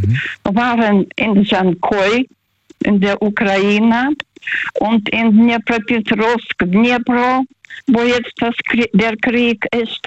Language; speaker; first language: German; non-native, fluent; Russian